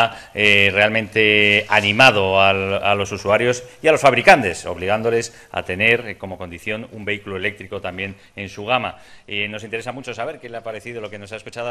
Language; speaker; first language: Spanish; native; Spanish